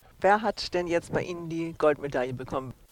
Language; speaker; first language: German; native; German